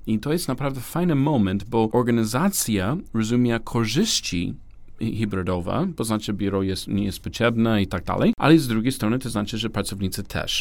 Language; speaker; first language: Polish; non-native, learner; English